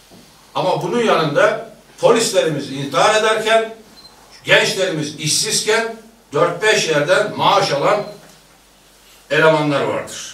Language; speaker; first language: Turkish; native; Turkish